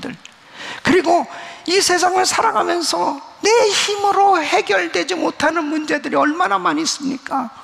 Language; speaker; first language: Korean; native; Korean